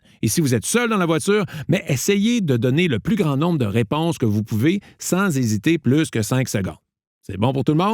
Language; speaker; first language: French; native; French